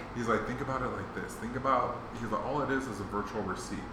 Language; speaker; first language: English; native; English